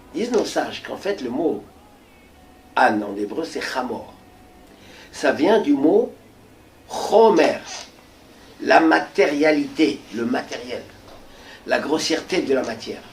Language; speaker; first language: French; native; French